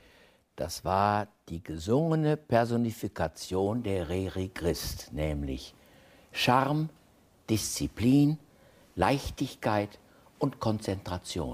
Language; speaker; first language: German; native; German